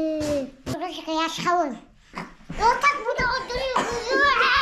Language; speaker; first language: Russian; non-native, local second language; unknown